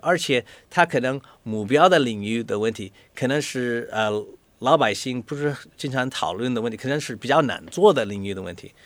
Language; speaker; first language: Chinese; non-native, fluent; English